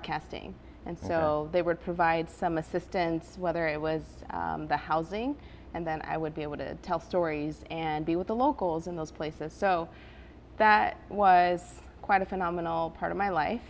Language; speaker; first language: English; early bilingual, other home language; Spanish